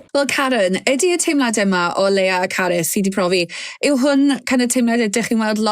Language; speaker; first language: Welsh; native; Welsh